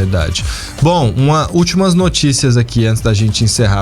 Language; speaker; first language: Portuguese; native; Portuguese